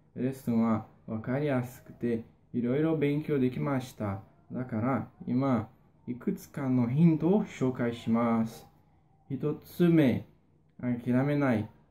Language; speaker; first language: Japanese; non-native, learner; Portuguese